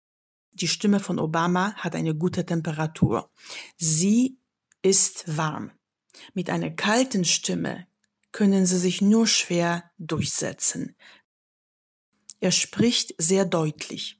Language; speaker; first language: German; non-native, fluent; Polish